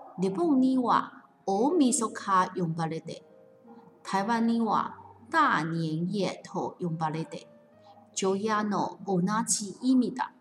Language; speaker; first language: Japanese; non-native, fluent; Chinese